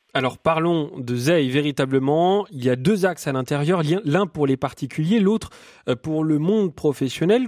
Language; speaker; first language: French; native; French